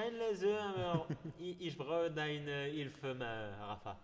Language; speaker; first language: German; non-native, learner; French